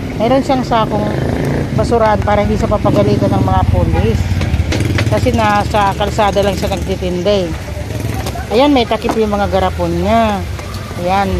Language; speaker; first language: Filipino; non-native, local second language; Waray